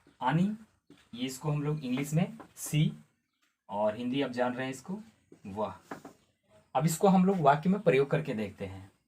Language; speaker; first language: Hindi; non-native, local second language; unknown